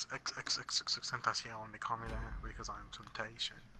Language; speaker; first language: English; native; English